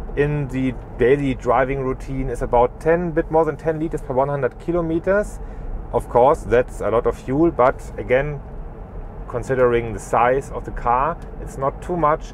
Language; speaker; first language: English; non-native, fluent; German